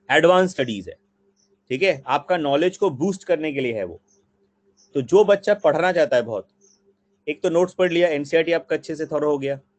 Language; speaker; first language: Hindi; non-native, local second language; Bangla